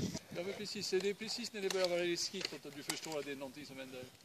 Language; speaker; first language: Swedish; non-native, fluent; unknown